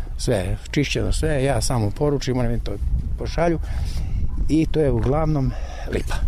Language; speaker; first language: Serbian; native; Serbian